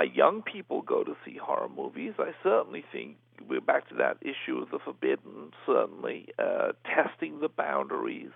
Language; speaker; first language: English; native; English